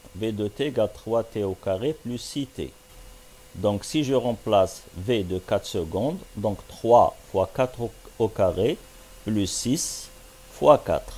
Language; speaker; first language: French; non-native, local second language; Arabic